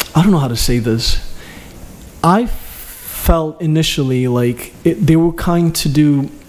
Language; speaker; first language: English; early bilingual, other home language; Albanian